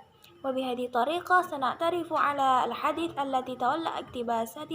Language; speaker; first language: Arabic; non-native, learner; Indonesian